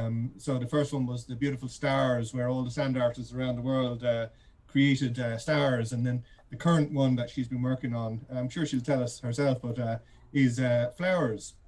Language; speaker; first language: English; native; English